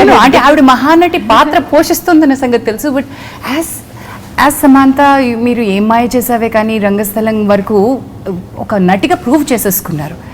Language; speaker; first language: Telugu; native; Telugu